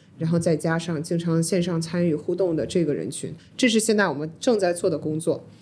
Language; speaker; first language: Chinese; early bilingual, heritage; Chinese